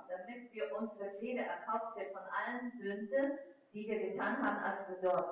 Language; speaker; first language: German; non-native, fluent; Russian